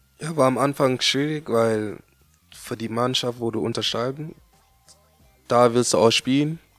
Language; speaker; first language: German; non-native, learner; English